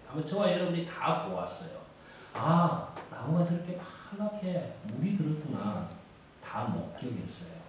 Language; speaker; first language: Korean; native; Korean